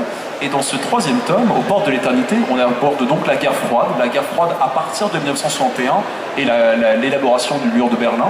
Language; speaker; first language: French; native; French